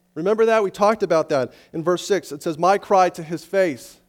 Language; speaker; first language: English; native; English